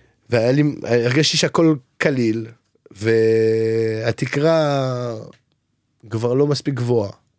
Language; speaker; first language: Hebrew; non-native, fluent; French